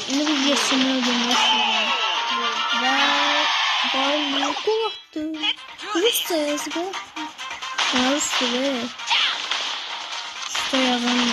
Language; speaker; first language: Turkish; non-native, learner; Azerbaijani